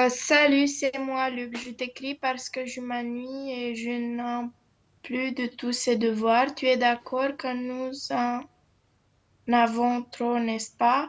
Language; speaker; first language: French; non-native, learner; Romanian